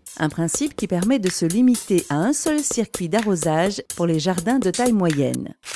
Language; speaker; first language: French; native; French